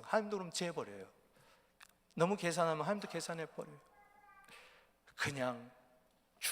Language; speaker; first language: Korean; native; Korean